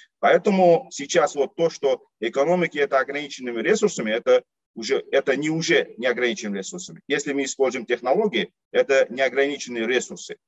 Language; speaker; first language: Russian; non-native, local second language; Uzbek